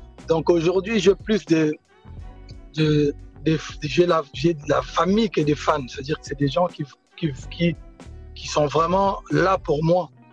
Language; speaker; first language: French; non-native, local second language; Lingala